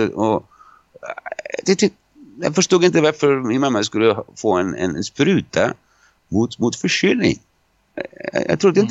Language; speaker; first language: Swedish; non-native, fluent; Italian